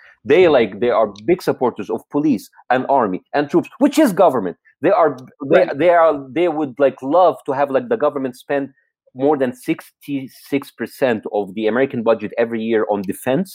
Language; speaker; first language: English; non-native, fluent; Arabic